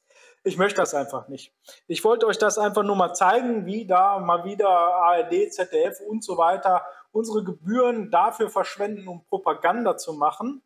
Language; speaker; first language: German; native; German